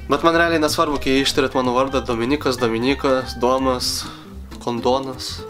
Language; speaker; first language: Lithuanian; early bilingual, heritage; Lithuanian